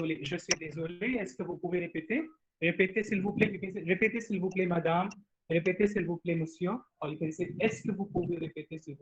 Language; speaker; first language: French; non-native, fluent; Hindi